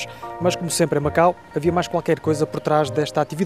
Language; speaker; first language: Portuguese; native; Portuguese